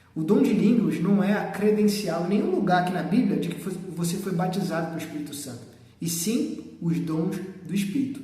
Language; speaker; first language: Portuguese; native; Portuguese